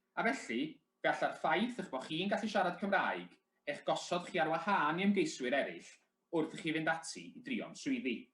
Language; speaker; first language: Welsh; native; Welsh